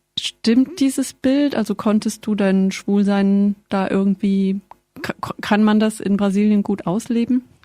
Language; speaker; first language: German; native; German